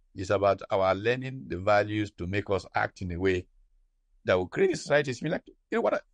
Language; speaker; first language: English; non-native, local second language; Hausa